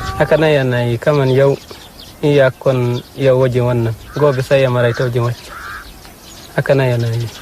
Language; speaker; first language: Hausa; non-native, local second language; Fula